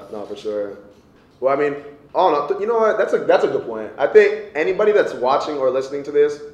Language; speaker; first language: English; native; English